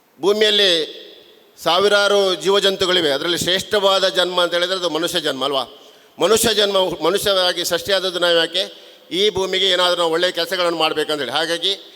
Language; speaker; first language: Kannada; native; Kannada